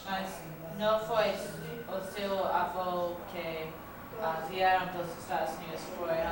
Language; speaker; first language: Portuguese; non-native, learner; English